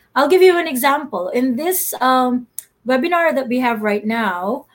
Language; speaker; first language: English; non-native, local second language; Filipino